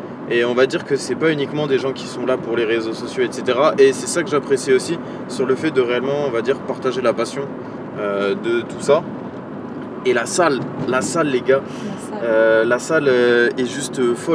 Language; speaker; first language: French; native; French